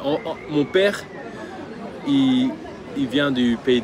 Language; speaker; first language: French; early bilingual, other home language; English